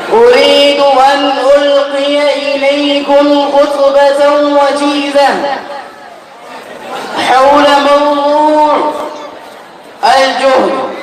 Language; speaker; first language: Arabic; non-native, learner; Urdu